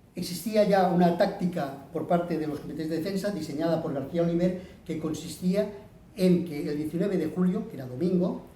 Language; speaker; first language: Spanish; non-native, local second language; Catalan